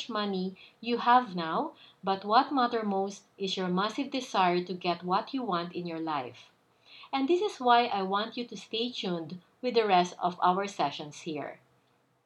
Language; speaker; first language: English; non-native, local second language; Filipino